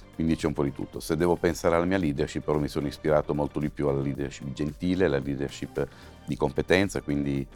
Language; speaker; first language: Italian; native; Italian